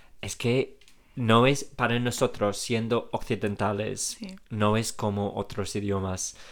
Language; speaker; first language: Spanish; non-native, fluent; English